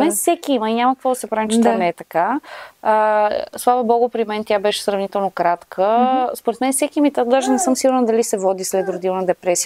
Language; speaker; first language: Bulgarian; native; Bulgarian